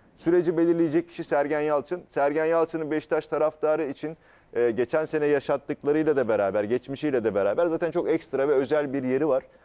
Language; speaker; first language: Turkish; native; Turkish